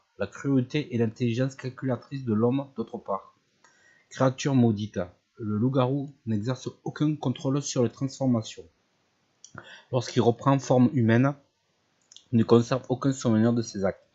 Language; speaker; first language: French; native; French